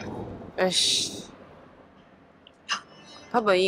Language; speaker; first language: Japanese; non-native, fluent; Chinese